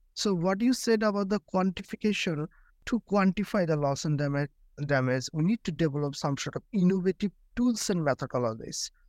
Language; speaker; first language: English; non-native, local second language; Bangla